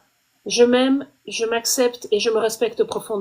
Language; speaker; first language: French; native; French